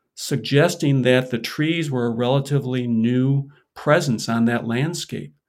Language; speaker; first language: English; native; English